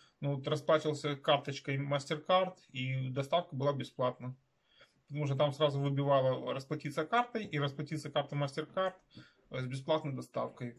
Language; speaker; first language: Russian; non-native, local second language; Ukrainian